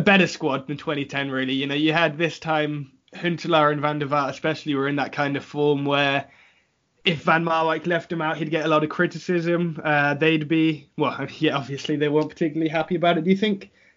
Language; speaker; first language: English; native; English